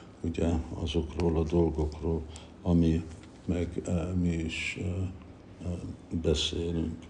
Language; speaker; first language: Hungarian; early bilingual, heritage; Hungarian